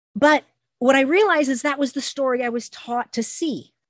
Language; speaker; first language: English; native; English